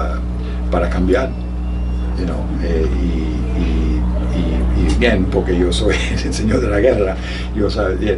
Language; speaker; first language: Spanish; early bilingual, heritage; Spanish